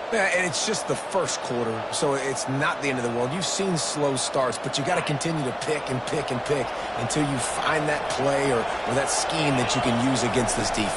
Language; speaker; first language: English; native; English